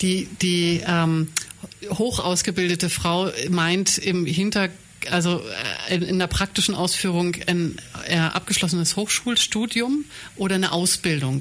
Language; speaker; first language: German; native; German